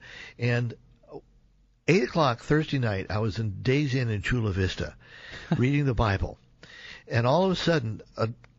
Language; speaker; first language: English; native; English